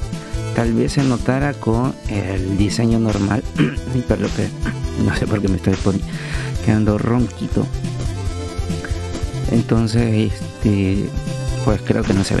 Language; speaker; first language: Spanish; native; Spanish